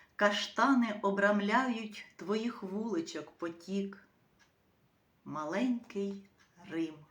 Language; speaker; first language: Ukrainian; native; Ukrainian